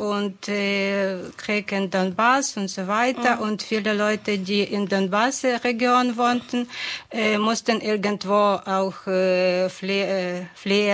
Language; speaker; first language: German; non-native, fluent; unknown